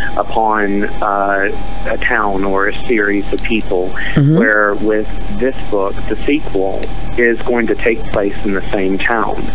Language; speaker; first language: English; native; English